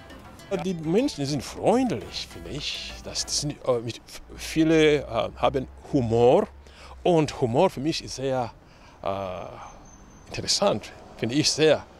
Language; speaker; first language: German; non-native, learner; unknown